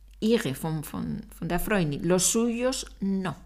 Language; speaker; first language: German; non-native, fluent; Spanish